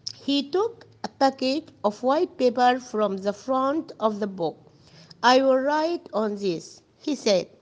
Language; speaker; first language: English; non-native, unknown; Arabic